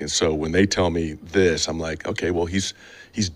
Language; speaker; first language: English; native; English